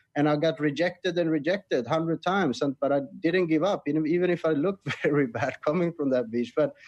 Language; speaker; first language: English; non-native, fluent; Swedish